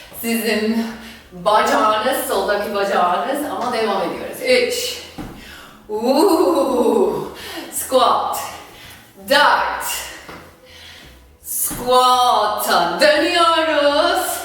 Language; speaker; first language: Turkish; non-native, fluent; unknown